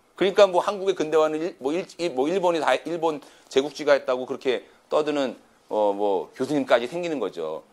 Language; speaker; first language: Korean; native; Korean